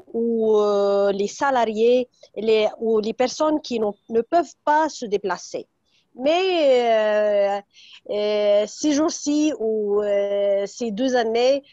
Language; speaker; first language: French; non-native, fluent; Arabic